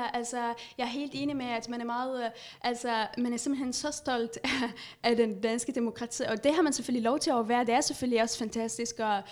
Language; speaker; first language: Danish; non-native, fluent; Arabic